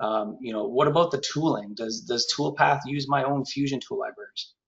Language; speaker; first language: English; native; English